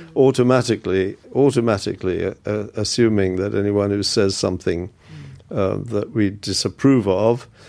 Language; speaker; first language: English; early bilingual, other home language; German